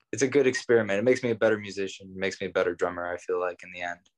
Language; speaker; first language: English; native; English